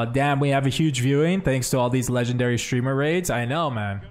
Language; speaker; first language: English; native; English